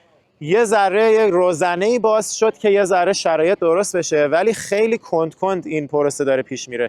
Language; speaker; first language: Persian; native; Persian